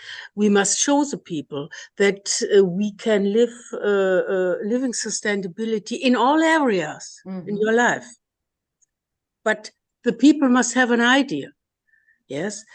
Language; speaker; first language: English; non-native, learner; German